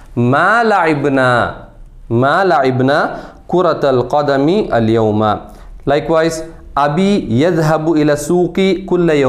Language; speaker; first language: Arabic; non-native, fluent; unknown